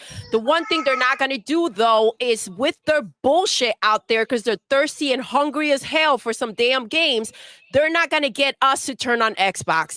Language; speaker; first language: English; native; English